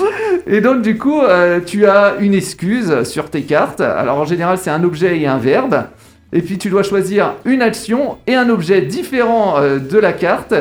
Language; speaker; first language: French; native; French